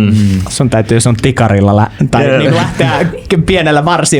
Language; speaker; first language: Finnish; native; Finnish